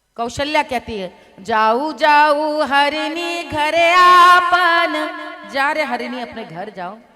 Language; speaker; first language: Hindi; native; Hindi